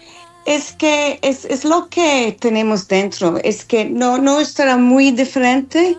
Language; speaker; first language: Spanish; non-native, learner; English